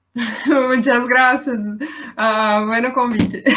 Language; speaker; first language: Spanish; non-native, learner; Portuguese